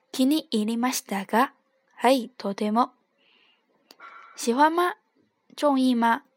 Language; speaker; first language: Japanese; non-native, fluent; Chinese